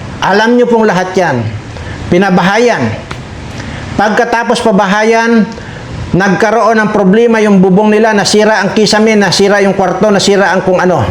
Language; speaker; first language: Filipino; native; Filipino